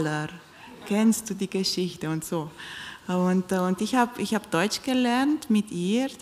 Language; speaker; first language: German; non-native, fluent; Romanian